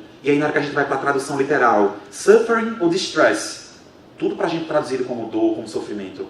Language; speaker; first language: Portuguese; native; Portuguese